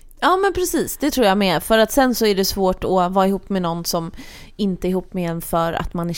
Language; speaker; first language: Swedish; native; Swedish